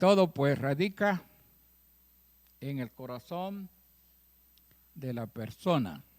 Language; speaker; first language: Spanish; native; Spanish